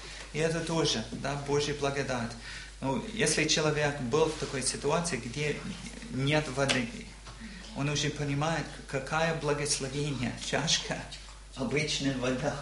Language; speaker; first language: Russian; non-native, learner; English